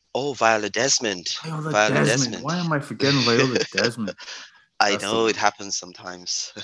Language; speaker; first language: English; non-native, local second language; Yoruba